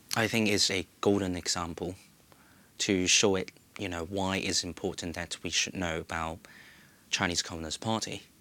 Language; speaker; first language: English; non-native, local second language; Cantonese